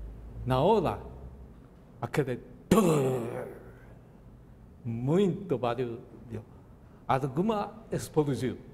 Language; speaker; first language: Portuguese; non-native, learner; Japanese